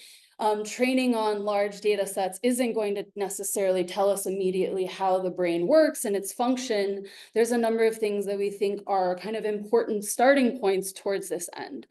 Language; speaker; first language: English; native; English